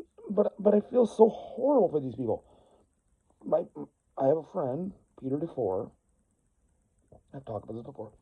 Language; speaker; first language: English; native; English